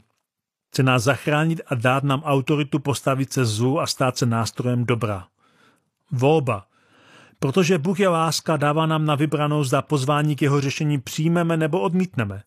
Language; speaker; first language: Czech; native; Czech